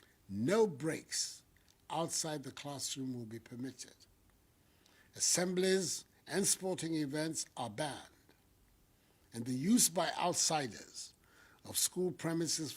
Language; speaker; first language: English; non-native, local second language; Akan